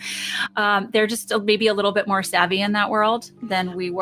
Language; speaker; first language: English; native; English